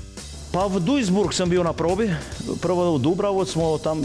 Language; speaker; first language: Slovenian; non-native, fluent; Albanian